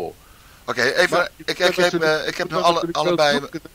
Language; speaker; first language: Dutch; native; Dutch